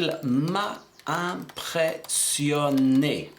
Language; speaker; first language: French; non-native, fluent; English